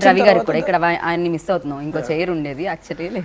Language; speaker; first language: Telugu; native; Telugu